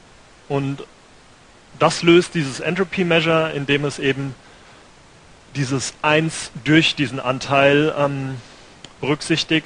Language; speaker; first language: German; native; German